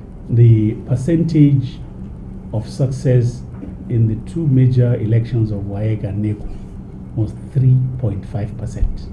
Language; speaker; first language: English; non-native, local second language; Hausa